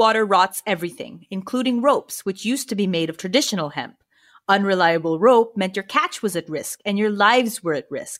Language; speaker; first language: English; non-native, local second language; Filipino